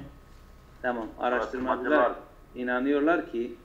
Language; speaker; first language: Turkish; non-native, local second language; Kurdish